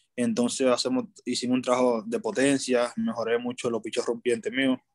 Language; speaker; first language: Spanish; native; Spanish